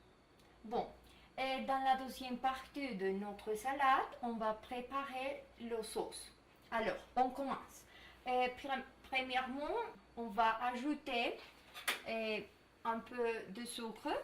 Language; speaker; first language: French; non-native, learner; Spanish